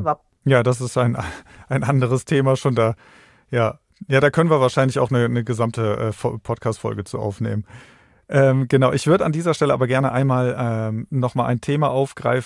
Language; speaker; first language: German; native; German